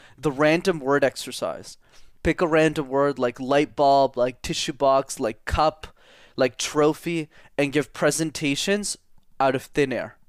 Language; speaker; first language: English; native; English